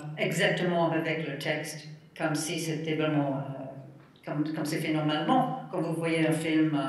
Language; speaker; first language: French; non-native, fluent; English